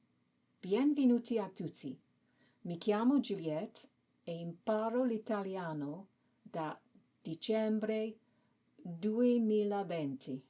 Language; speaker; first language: Italian; non-native, learner; English